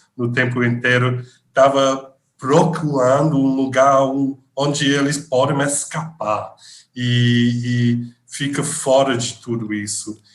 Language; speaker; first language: Portuguese; non-native, fluent; English